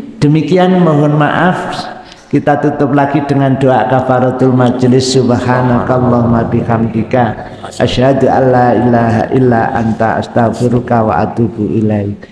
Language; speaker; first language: Indonesian; native; Indonesian